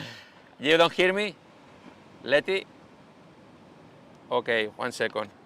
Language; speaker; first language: English; non-native, fluent; Spanish